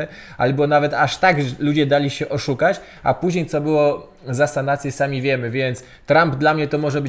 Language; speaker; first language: Polish; native; Polish